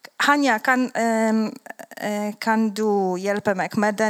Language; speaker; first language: Swedish; non-native, learner; Polish